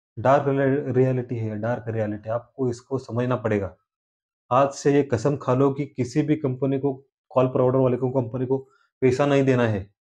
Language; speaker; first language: Hindi; non-native, local second language; Marathi